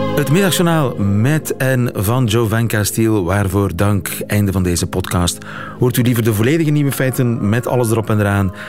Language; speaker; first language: Dutch; native; Dutch